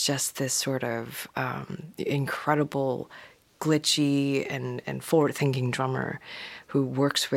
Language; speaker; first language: English; non-native, local second language; Cantonese